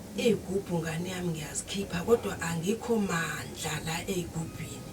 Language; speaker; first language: Zulu; non-native, local second language; Southern Sotho